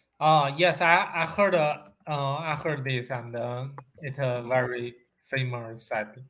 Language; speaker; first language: English; non-native, learner; Chinese